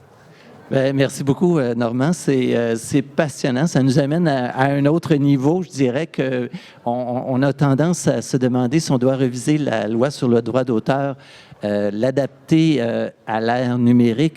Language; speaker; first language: French; native; French